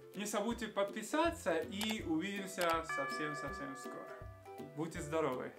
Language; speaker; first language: Russian; non-native, fluent; Spanish